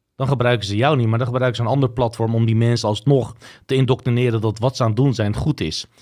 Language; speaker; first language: Dutch; early bilingual, other home language; Turkish